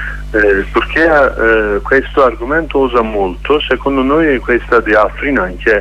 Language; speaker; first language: Italian; non-native, learner; Kurdish